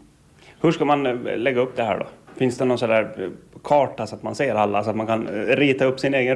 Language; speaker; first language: Swedish; native; Swedish